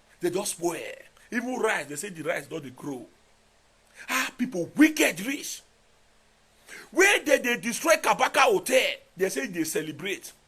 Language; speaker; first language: Nigerian Pidgin; native; Nigerian Pidgin